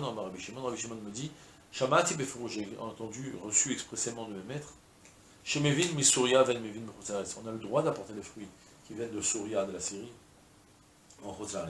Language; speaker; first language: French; native; French